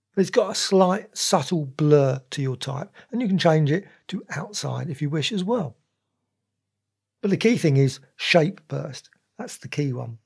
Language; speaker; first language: English; native; English